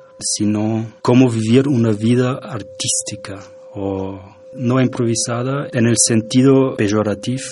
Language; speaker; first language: Spanish; non-native, fluent; German